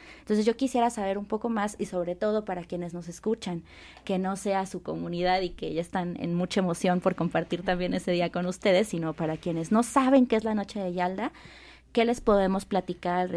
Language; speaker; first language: Spanish; native; Spanish